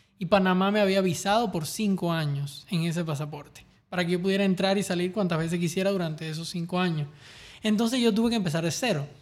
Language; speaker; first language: Spanish; native; Spanish